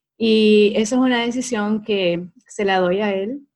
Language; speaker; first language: Spanish; native; Spanish